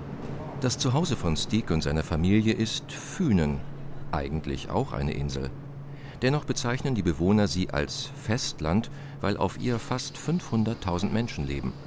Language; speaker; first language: German; native; German